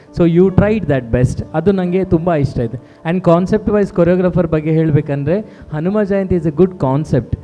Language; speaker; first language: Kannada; non-native, local second language; Tulu